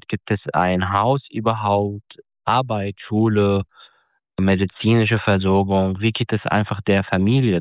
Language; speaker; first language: German; non-native, fluent; Arabic